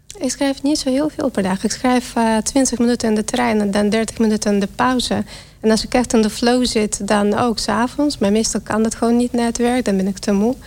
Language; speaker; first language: Dutch; non-native, fluent; Russian